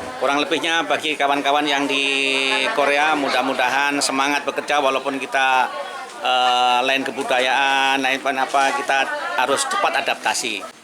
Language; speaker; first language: Indonesian; non-native, local second language; Javanese